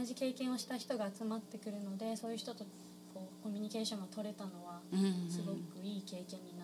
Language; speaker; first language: Japanese; native; Japanese